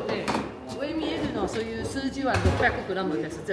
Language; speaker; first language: Japanese; native; Japanese